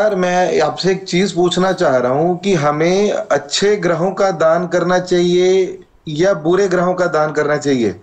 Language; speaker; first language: Hindi; native; Hindi